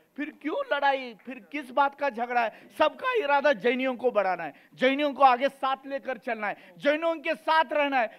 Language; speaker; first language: Hindi; native; Hindi